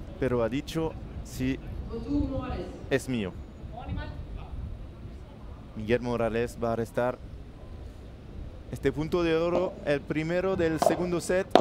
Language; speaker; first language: Spanish; non-native, learner; French